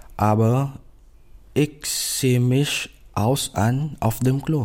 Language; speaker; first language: German; non-native, learner; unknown